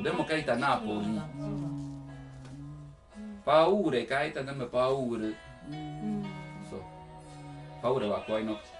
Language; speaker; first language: Japanese; non-native, learner; Italian